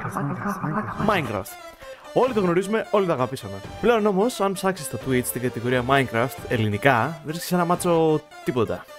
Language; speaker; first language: Greek; native; Greek